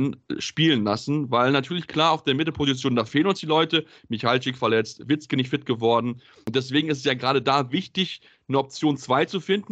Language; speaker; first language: German; native; German